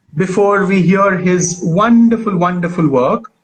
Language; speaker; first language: English; non-native, local second language; Marathi